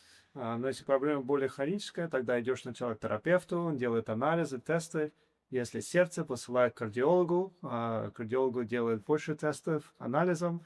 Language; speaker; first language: Russian; early bilingual, heritage; English